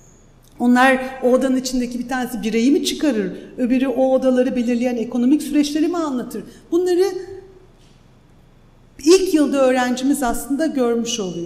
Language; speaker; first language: Turkish; native; Turkish